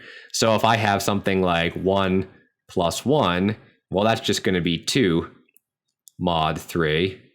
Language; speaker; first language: English; native; English